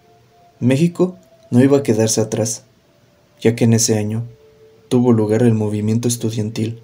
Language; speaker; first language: Spanish; native; Spanish